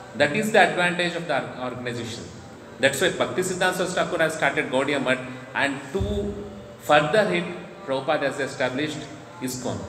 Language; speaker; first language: English; non-native, local second language; Telugu